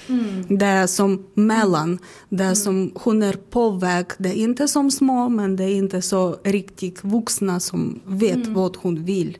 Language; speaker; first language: Swedish; non-native, learner; Ukrainian